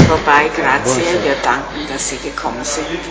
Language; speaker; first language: German; non-native, fluent; Italian